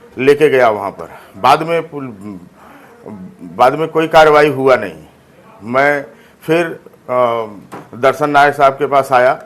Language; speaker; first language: Hindi; native; Hindi